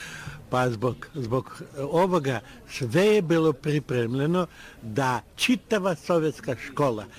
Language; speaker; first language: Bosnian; non-native, learner; Russian